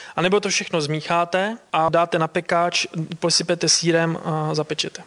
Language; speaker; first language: Czech; native; Czech